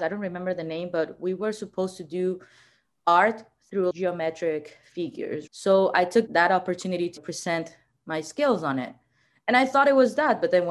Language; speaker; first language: English; non-native, fluent; Spanish